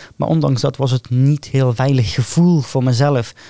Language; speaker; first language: Dutch; non-native, fluent; Arabic